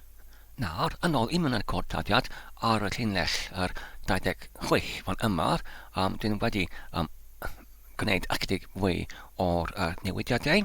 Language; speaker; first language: Welsh; non-native, learner; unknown